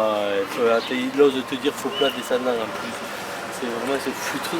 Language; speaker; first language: French; native; French